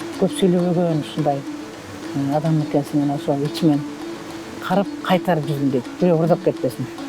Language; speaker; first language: Kyrgyz; native; Kyrgyz